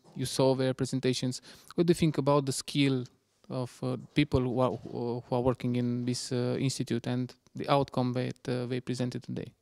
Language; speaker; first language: English; non-native, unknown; Romanian